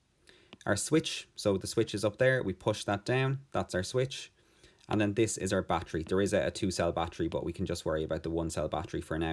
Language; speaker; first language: English; native; English